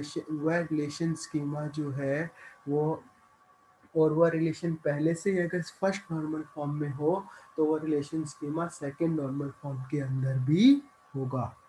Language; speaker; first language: Hindi; native; Hindi